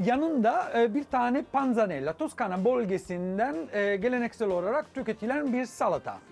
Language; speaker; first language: Turkish; non-native, fluent; Italian